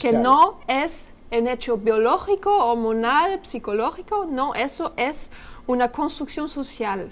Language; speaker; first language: Spanish; non-native, learner; French